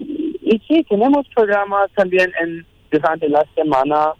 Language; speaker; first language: Spanish; non-native, local second language; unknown